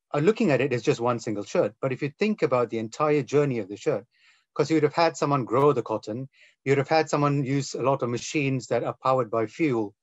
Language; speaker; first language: English; non-native, local second language; Tamil